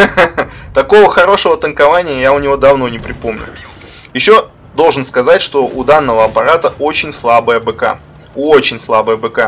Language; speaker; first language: Russian; native; Russian